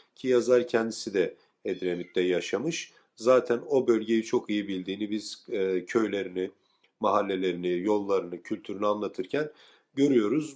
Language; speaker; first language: Turkish; native; Turkish